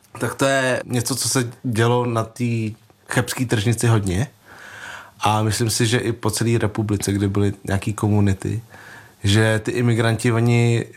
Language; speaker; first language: Czech; early bilingual, other home language; Vietnamese